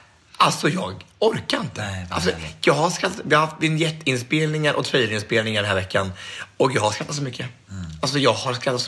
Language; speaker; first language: Swedish; native; Swedish